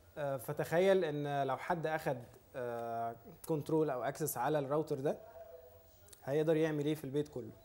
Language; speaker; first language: Arabic; native; Arabic